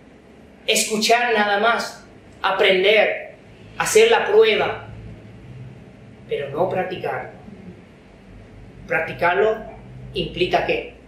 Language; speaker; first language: Spanish; non-native, fluent; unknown